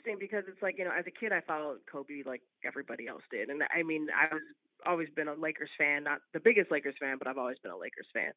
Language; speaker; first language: English; native; English